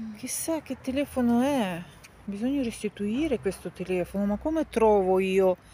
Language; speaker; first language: Italian; non-native, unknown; Ukrainian